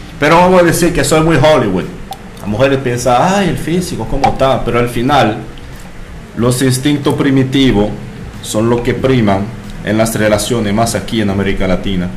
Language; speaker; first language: Spanish; non-native, fluent; French